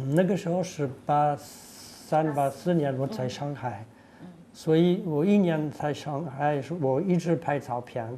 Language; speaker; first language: Chinese; non-native, learner; French